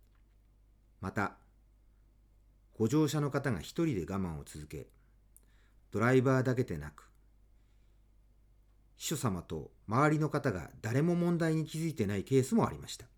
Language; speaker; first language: Japanese; native; Japanese